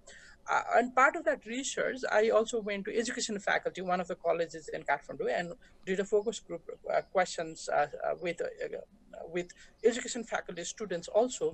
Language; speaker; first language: English; non-native, local second language; Nepali